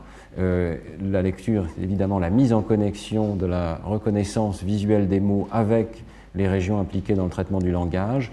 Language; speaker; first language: French; native; French